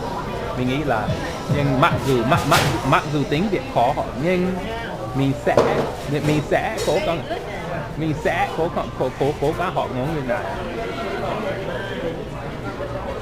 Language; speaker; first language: Vietnamese; non-native, learner; English